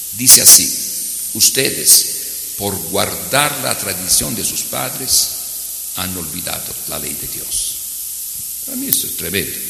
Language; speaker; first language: Spanish; non-native, fluent; Italian